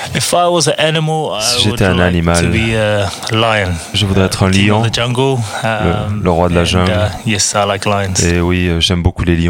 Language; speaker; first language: French; non-native, learner; English